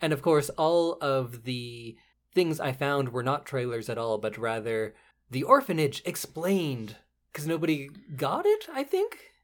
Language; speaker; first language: English; native; English